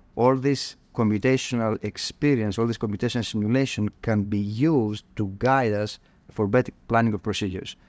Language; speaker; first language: English; non-native, fluent; Greek